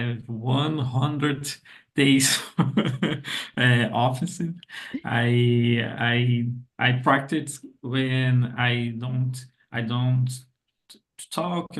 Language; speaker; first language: English; non-native, learner; Portuguese